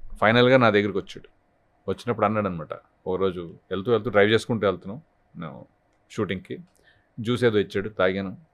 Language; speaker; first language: Telugu; native; Telugu